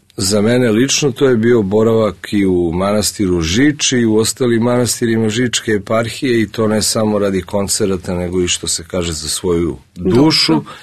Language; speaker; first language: Serbian; early bilingual, other home language; Russian